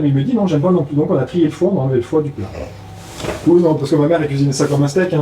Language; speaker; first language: French; native; French